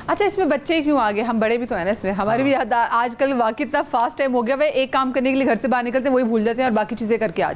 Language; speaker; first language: Urdu; native; Urdu